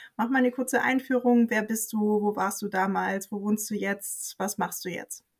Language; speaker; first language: German; native; German